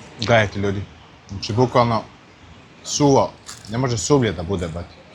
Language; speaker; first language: Bosnian; early bilingual, heritage; Bosnian